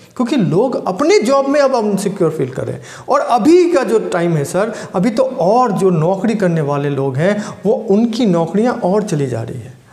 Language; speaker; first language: Hindi; non-native, local second language; Bangla